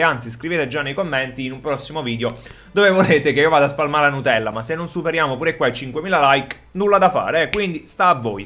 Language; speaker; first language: Italian; native; Italian